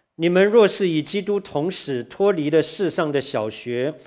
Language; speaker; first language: Chinese; native; Chinese